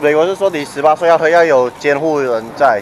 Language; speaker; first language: Chinese; native; Chinese